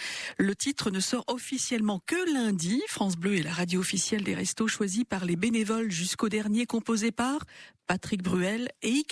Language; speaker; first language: French; native; French